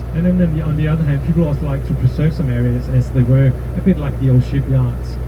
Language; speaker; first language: English; non-native, fluent; Danish